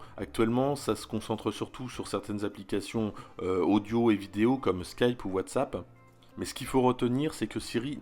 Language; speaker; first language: French; native; French